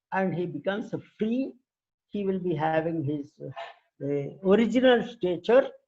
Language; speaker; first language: English; non-native, local second language; Telugu